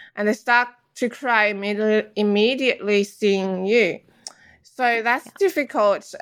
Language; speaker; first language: English; non-native, fluent; Chinese